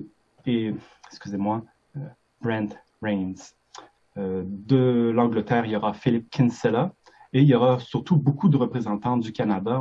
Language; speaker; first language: French; native; French